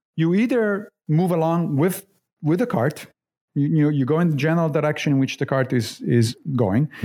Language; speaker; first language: English; non-native, fluent; Italian